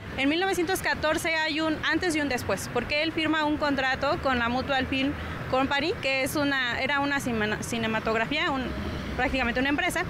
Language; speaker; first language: Spanish; native; Spanish